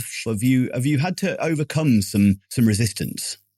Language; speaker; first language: English; native; English